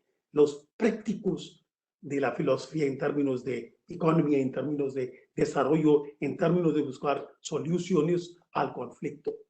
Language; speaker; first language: Spanish; non-native, fluent; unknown